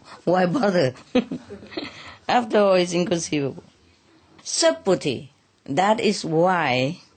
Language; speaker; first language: English; non-native, fluent; Vietnamese